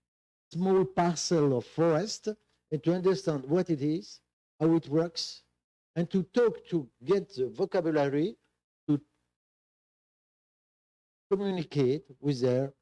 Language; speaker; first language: English; non-native, fluent; French